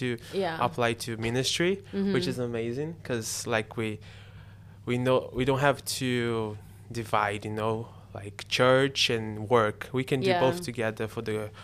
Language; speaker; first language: English; non-native, learner; Portuguese